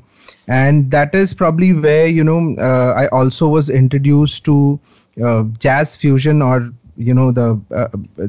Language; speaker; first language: English; non-native, local second language; Hindi